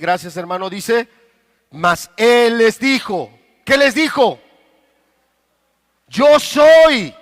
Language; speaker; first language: Spanish; native; Spanish